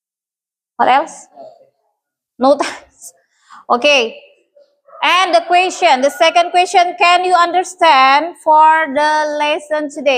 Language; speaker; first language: English; non-native, learner; Indonesian